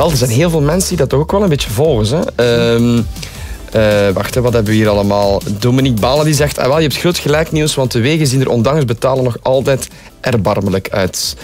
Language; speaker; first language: Dutch; native; Dutch